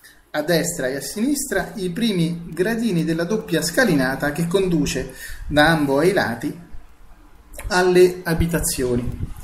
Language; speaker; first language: Italian; native; Italian